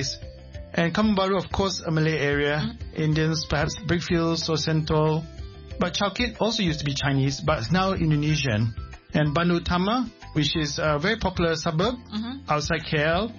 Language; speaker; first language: English; non-native, local second language; Malay